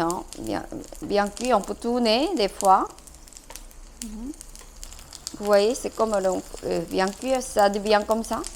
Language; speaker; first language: French; non-native, fluent; Korean